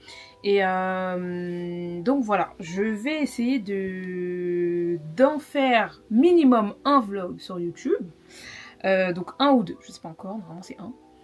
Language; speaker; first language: French; native; French